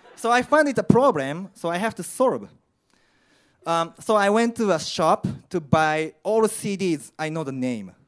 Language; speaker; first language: English; non-native, learner; Japanese